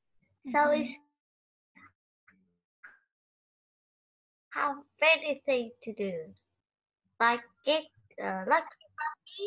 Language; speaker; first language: English; non-native, learner; Vietnamese